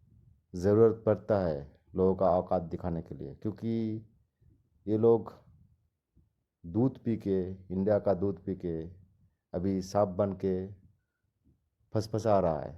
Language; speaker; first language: Hindi; non-native, local second language; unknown